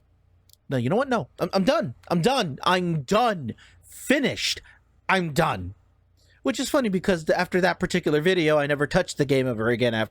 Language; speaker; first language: English; native; English